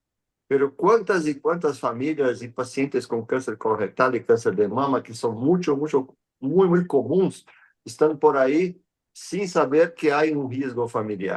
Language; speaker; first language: Spanish; non-native, fluent; Portuguese